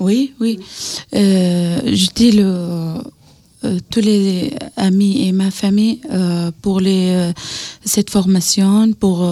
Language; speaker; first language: French; non-native, learner; Arabic